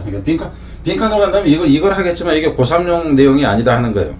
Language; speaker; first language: Korean; native; Korean